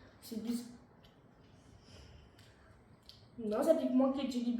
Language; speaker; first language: French; native; French